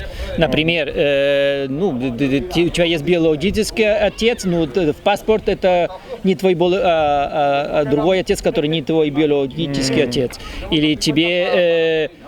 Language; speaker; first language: Russian; non-native, fluent; Spanish